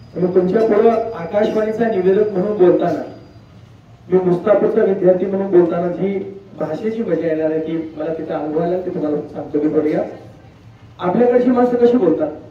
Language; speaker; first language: Marathi; native; Marathi